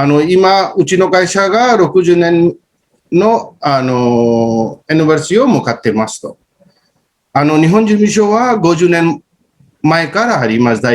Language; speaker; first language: Japanese; non-native, fluent; Hindi